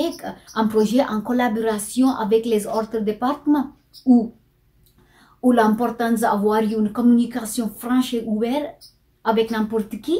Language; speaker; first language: French; non-native, fluent; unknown